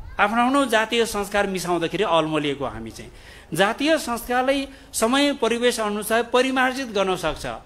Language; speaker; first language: Nepali; non-native, local second language; Gurung